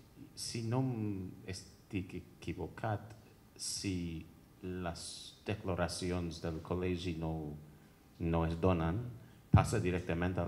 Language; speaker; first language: Catalan; non-native, fluent; English